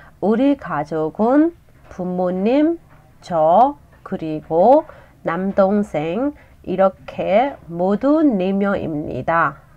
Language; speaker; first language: Korean; non-native, learner; Burmese